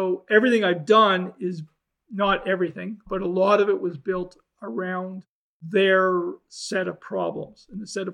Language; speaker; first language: English; native; English